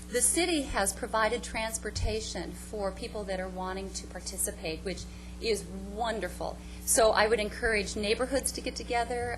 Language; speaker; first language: English; native; English